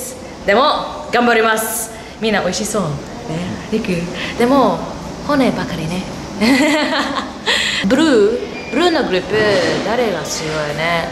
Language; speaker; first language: Japanese; non-native, learner; English